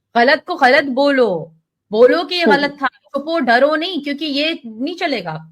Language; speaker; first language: Hindi; early bilingual, heritage; Urdu